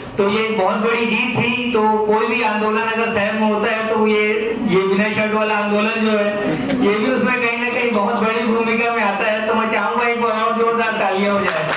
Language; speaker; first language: Hindi; native; Hindi